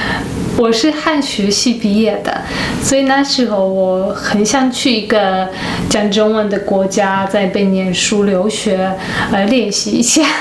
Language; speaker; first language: Chinese; non-native, fluent; Polish